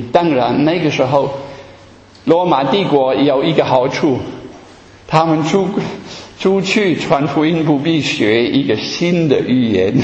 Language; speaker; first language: Chinese; non-native, fluent; German